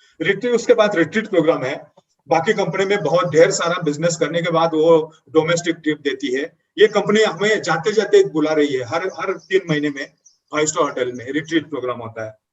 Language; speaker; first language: Hindi; non-native, local second language; Marathi